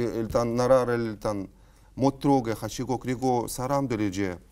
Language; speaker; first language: Korean; non-native, fluent; Ukrainian